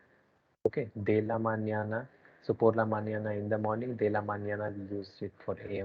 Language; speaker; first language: Spanish; non-native, learner; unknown